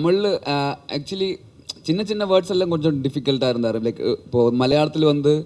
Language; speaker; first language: Tamil; non-native, learner; Malayalam